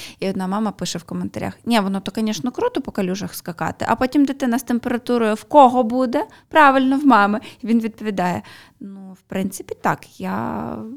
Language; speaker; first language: Ukrainian; native; Ukrainian